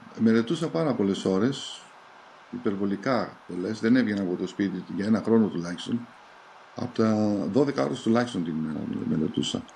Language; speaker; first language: Greek; early bilingual, heritage; Greek